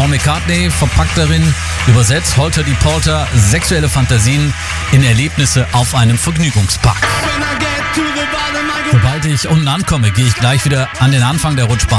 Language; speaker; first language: German; native; German